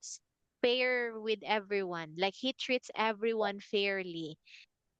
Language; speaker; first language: English; non-native, fluent; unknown